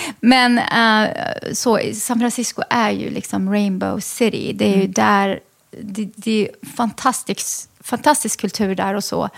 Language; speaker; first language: Swedish; early bilingual, other home language; Arabic